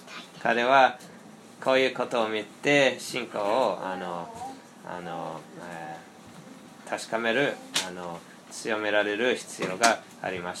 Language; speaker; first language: Japanese; non-native, fluent; English